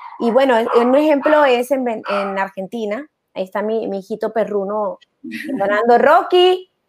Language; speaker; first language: Spanish; native; Spanish